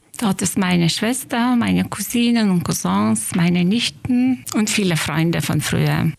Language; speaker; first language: German; non-native, fluent; Lithuanian